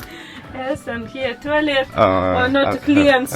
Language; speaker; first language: English; non-native, learner; Russian